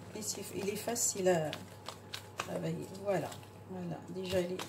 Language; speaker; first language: French; non-native, local second language; Arabic